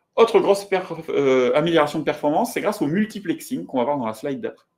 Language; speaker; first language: French; native; French